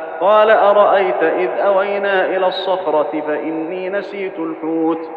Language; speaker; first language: Arabic; native; Arabic